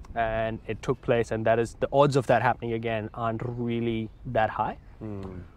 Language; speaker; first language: English; non-native, local second language; Hindi